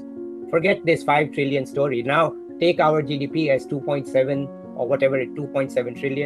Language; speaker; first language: English; non-native, local second language; Hindi